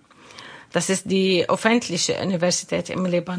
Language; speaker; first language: German; non-native, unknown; Arabic